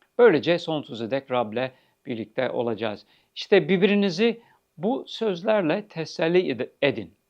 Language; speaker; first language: Turkish; non-native, fluent; English